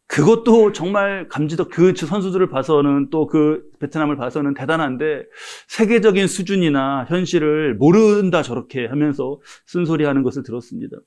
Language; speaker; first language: Korean; native; Korean